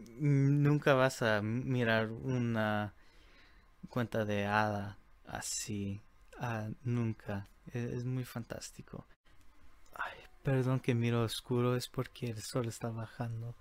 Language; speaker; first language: Spanish; early bilingual, heritage; Spanish